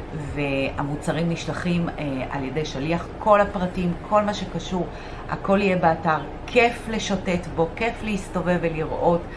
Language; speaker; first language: Hebrew; native; Hebrew